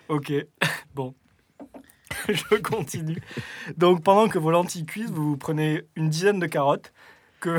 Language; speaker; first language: French; native; French